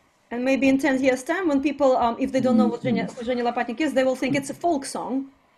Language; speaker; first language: English; non-native, fluent; Russian